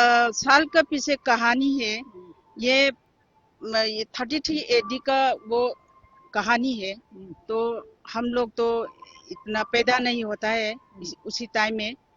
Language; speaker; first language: Hindi; non-native, local second language; Manipuri